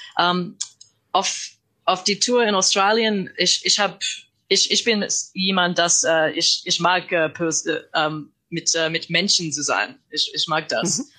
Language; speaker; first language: German; non-native, learner; English